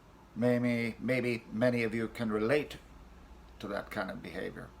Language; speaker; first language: English; native; English